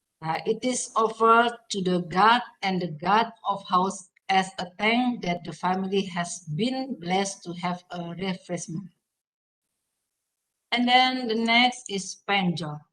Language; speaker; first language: English; non-native, fluent; Indonesian